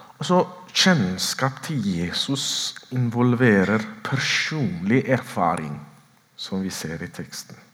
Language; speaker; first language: Norwegian; non-native, fluent; Oromo